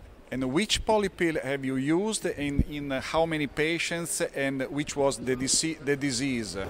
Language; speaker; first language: English; non-native, fluent; Italian